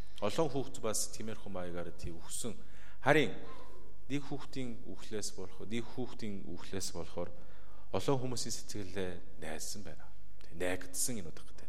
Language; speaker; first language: Mongolian; non-native, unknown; Korean